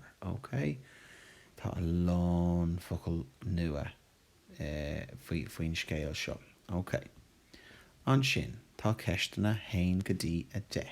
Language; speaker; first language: Irish; non-native, local second language; English